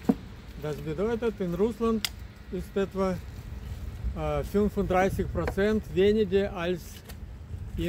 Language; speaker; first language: German; non-native, fluent; Russian